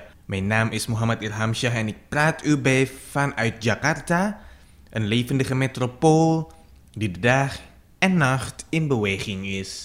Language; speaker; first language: Dutch; non-native, fluent; Indonesian